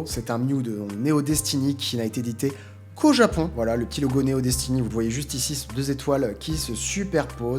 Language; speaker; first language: French; native; French